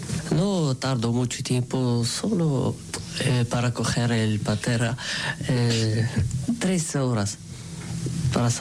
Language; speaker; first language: Spanish; non-native, learner; Arabic